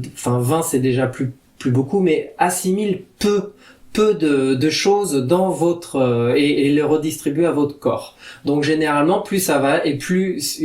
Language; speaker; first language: French; native; French